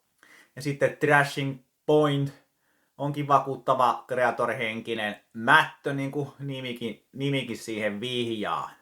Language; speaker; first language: Finnish; native; Finnish